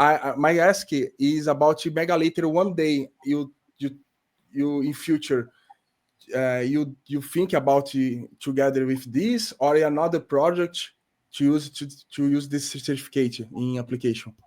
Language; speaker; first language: English; non-native, learner; Portuguese